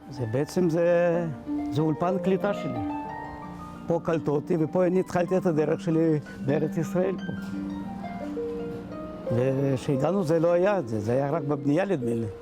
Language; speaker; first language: Hebrew; non-native, fluent; Russian